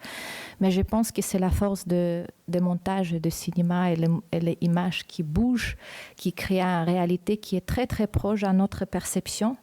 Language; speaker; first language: French; non-native, fluent; Uzbek